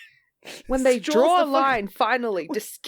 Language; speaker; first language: English; native; English